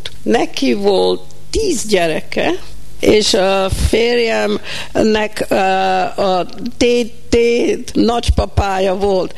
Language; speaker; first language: Hungarian; early bilingual, heritage; Hungarian